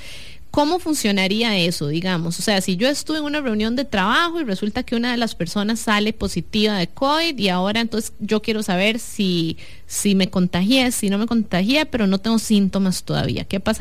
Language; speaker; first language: Spanish; native; Spanish